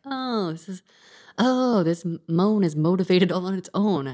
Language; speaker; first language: English; native; English